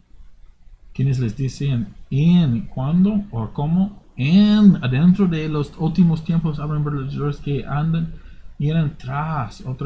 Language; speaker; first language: Spanish; non-native, fluent; English